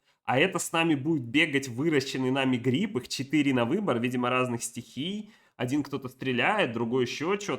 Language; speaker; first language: Russian; native; Russian